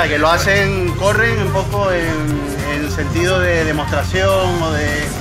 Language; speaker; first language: Spanish; native; Spanish